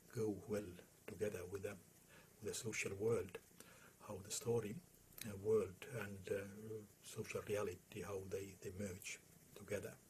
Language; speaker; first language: English; non-native, fluent; Estonian